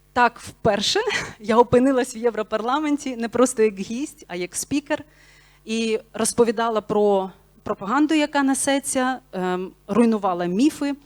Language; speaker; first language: Ukrainian; non-native, local second language; Bulgarian